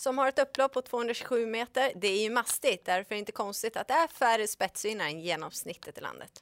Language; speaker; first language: Swedish; native; Swedish